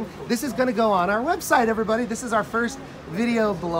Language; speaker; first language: English; native; English